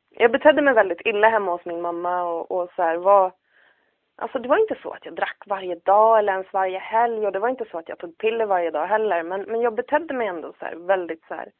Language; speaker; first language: Swedish; native; Swedish